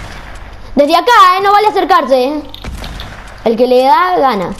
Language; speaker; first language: Spanish; native; Spanish